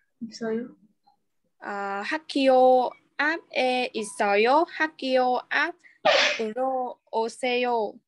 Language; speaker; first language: Korean; non-native, learner; Vietnamese